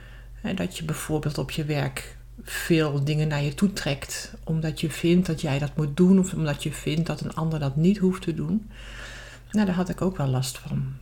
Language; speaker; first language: Dutch; native; Dutch